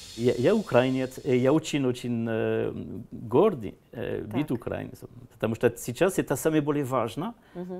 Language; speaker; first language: Russian; early bilingual, heritage; French